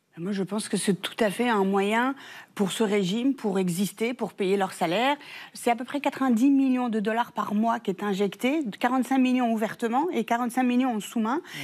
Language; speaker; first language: French; early bilingual, other home language; Persian